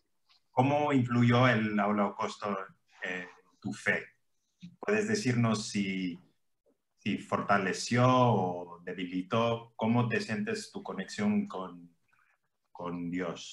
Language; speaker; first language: Spanish; early bilingual, heritage; English